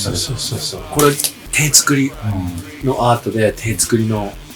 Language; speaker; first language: Japanese; non-native, fluent; English